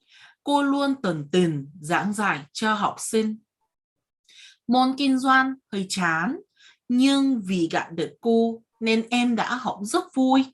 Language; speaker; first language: Vietnamese; non-native, fluent; Korean